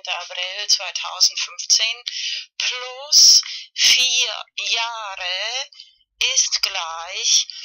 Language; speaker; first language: German; non-native, fluent; Spanish